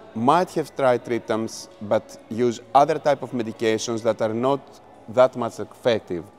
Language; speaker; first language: English; non-native, fluent; Greek